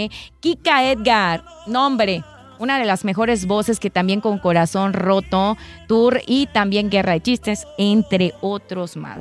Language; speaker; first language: Spanish; native; Spanish